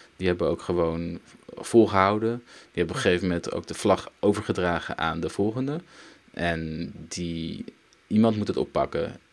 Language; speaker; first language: Dutch; early bilingual, other home language; Turkish